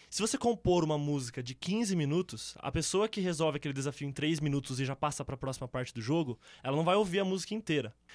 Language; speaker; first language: Portuguese; native; Portuguese